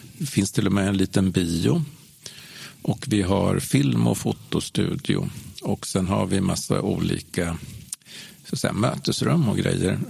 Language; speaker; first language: Swedish; native; Swedish